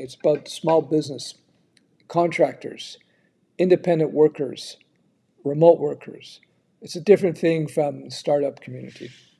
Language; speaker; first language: English; native; English